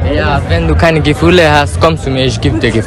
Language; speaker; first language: German; non-native, learner; Bangla